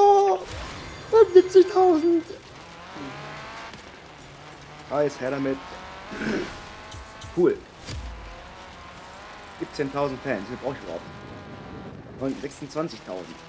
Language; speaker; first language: German; native; German